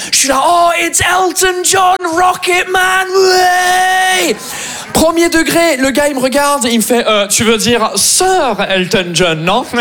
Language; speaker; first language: French; non-native, fluent; English